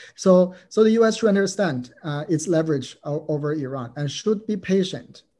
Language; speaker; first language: English; non-native, fluent; Chinese